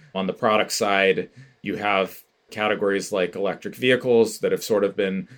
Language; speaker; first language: English; native; English